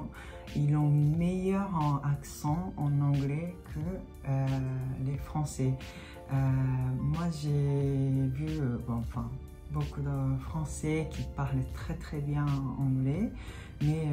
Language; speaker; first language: French; non-native, fluent; Japanese